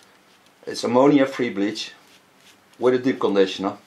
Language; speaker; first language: English; non-native, fluent; Dutch